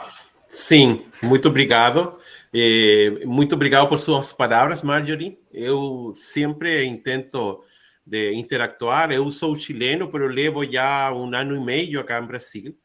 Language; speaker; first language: Portuguese; non-native, learner; Spanish